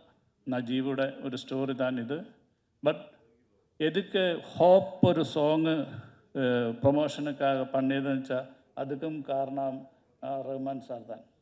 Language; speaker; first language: Tamil; non-native, learner; Malayalam